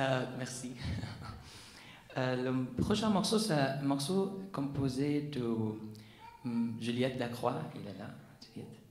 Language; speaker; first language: French; non-native, learner; Arabic